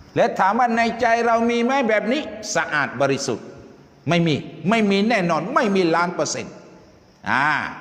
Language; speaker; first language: Thai; non-native, local second language; Malay